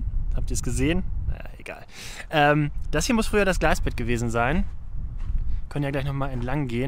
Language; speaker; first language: German; native; German